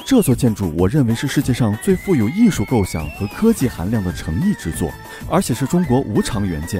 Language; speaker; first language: Chinese; native; Chinese